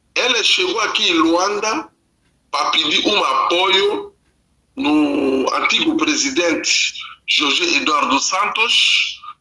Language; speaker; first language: Portuguese; non-native, learner; Lingala